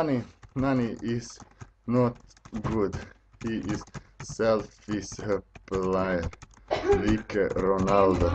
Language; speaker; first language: English; non-native, learner; Bosnian